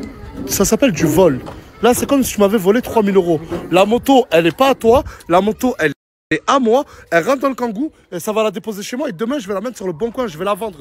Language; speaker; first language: French; native; French